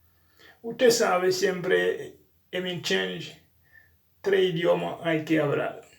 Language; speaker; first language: Spanish; non-native, learner; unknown